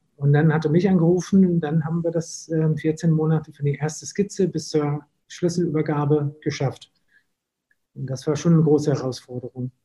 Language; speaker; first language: German; non-native, fluent; English